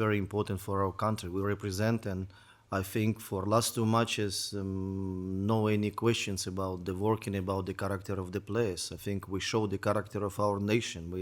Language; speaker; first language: English; non-native, learner; Ukrainian